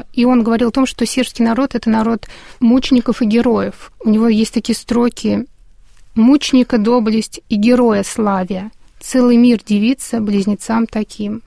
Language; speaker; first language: Russian; native; Russian